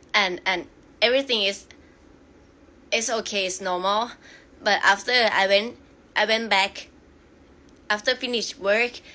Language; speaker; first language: English; non-native, learner; Thai